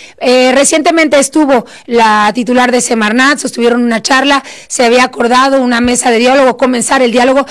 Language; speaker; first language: Spanish; native; Spanish